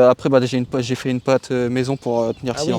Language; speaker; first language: French; native; French